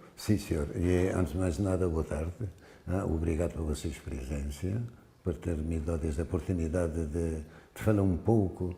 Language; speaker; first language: Portuguese; non-native, local second language; Kabuverdianu